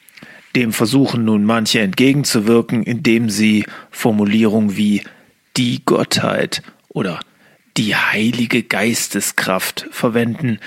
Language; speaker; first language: German; native; German